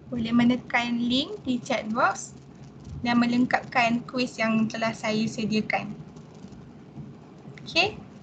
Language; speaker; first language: Malay; native; Malay